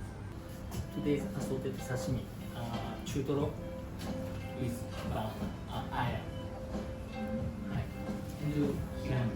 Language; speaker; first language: English; non-native, learner; Japanese